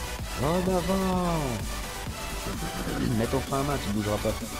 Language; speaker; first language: French; native; French